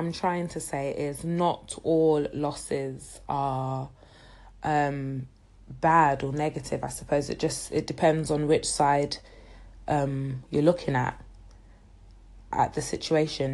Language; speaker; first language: English; native; English